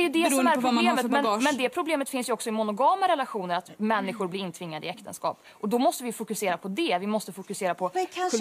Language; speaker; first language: Swedish; native; Swedish